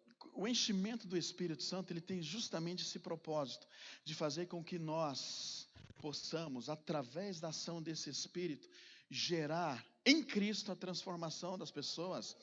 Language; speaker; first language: Portuguese; native; Portuguese